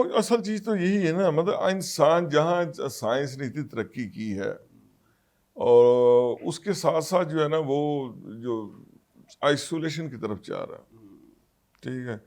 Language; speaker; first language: Urdu; non-native, local second language; Punjabi